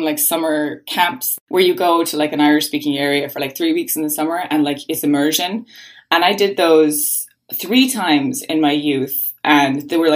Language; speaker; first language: English; native; English